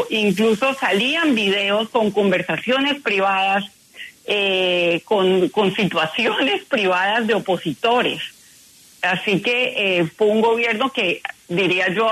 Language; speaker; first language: Spanish; native; Spanish